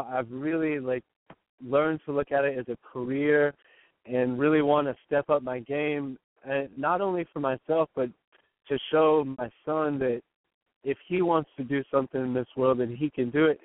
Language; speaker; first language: English; native; English